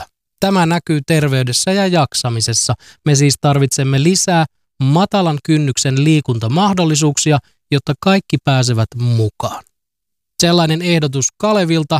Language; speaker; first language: Finnish; native; Finnish